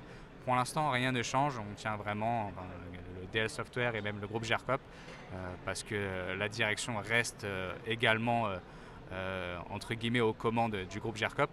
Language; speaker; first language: French; native; French